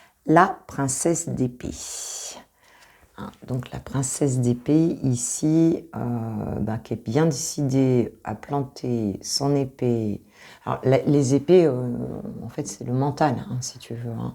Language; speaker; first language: French; native; French